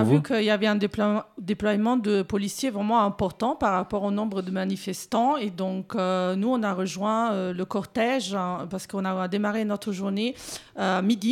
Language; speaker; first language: French; native; French